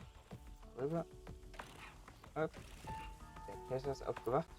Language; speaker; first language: German; native; German